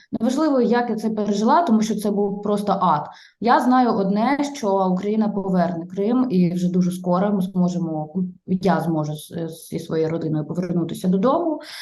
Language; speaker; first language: Ukrainian; non-native, local second language; Russian